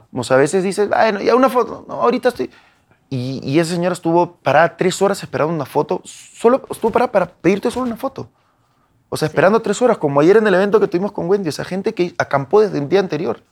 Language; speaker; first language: Spanish; native; Spanish